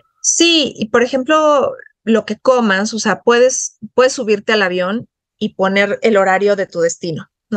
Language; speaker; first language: Spanish; native; Spanish